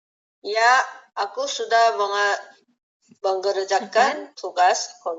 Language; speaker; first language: Indonesian; non-native, learner; Korean